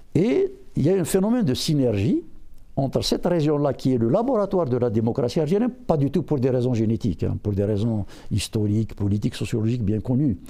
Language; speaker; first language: French; non-native, local second language; Berber languages